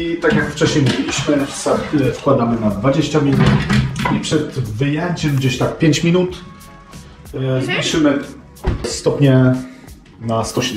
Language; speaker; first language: Polish; native; Polish